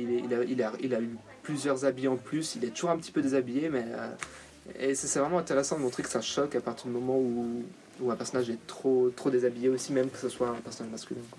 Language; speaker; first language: French; native; French